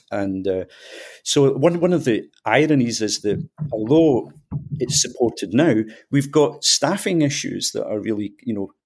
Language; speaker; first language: English; native; English